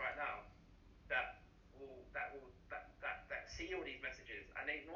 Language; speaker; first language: English; native; English